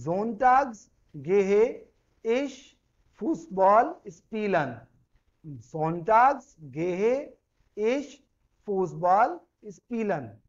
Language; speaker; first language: German; non-native, fluent; Hindi